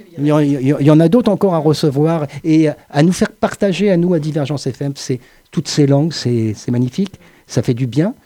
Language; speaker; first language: French; native; French